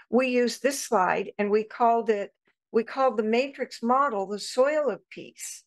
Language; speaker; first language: English; native; English